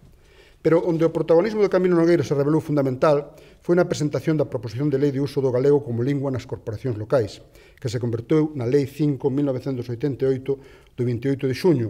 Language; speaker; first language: Galician; native; Galician